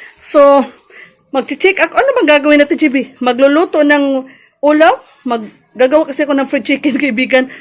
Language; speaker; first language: Filipino; non-native, local second language; Cebuano